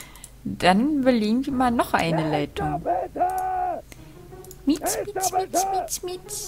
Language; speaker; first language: German; native; German